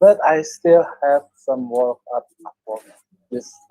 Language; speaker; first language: English; non-native, learner; Indonesian